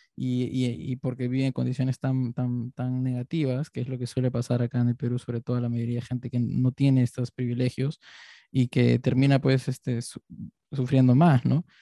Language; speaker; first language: Spanish; native; Spanish